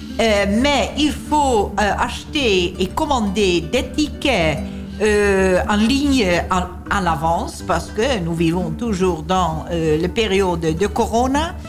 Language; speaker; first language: French; non-native, learner; Dutch